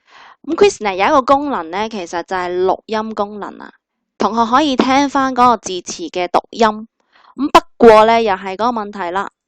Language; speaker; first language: Cantonese; native; Cantonese